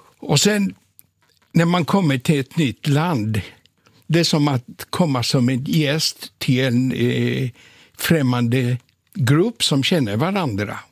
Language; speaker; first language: Swedish; non-native, fluent; Polish